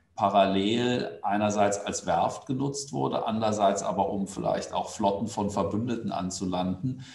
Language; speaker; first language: German; native; German